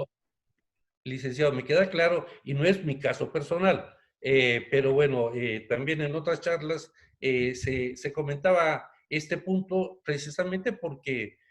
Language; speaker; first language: Spanish; native; Spanish